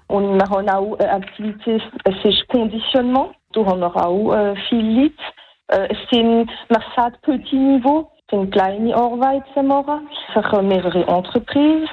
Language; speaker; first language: German; non-native, local second language; French